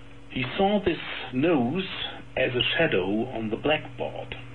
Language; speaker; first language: English; non-native, learner; German